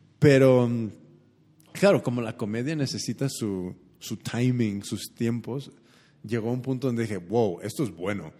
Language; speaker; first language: Spanish; early bilingual, heritage; Spanish